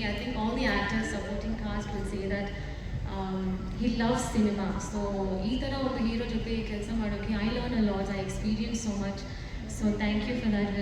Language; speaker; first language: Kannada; non-native, learner; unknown